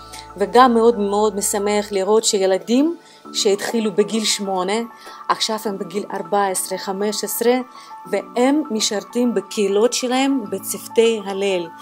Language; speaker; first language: Hebrew; non-native, fluent; Russian